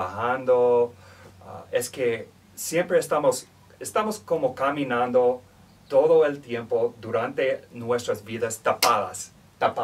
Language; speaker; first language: Spanish; non-native, fluent; English